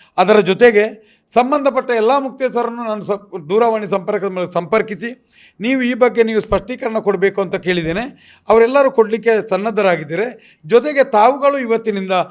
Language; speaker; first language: Kannada; non-native, local second language; Tulu